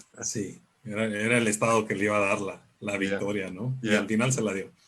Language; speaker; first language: Spanish; native; Spanish